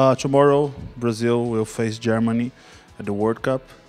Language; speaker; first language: English; non-native, learner; Portuguese